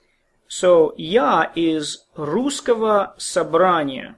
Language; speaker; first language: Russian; non-native, fluent; English